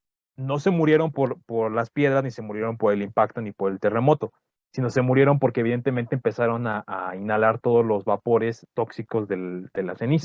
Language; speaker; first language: Spanish; native; Spanish